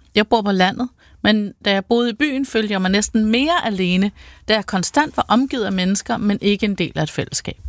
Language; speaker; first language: Danish; native; Danish